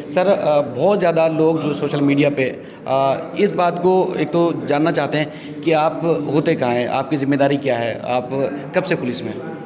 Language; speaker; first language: Urdu; native; Urdu